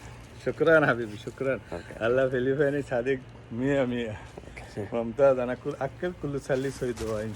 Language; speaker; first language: Arabic; non-native, learner; Bangla